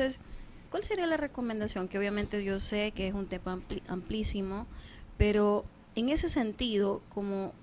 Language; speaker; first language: Spanish; native; Spanish